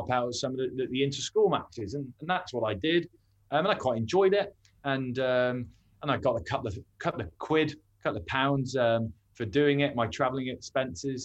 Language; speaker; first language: English; native; English